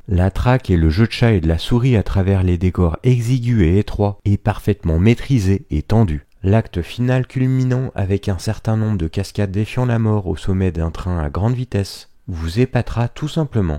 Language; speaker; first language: French; native; French